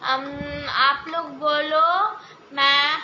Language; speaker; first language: Hindi; non-native, local second language; Bangla